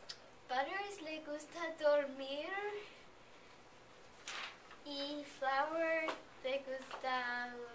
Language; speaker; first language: Spanish; non-native, learner; English